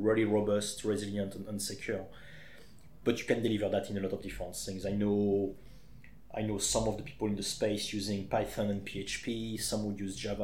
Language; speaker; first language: English; non-native, fluent; French